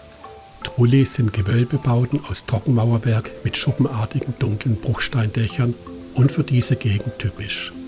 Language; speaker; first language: German; native; German